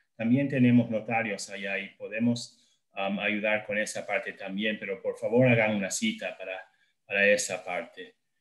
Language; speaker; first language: Spanish; non-native, fluent; English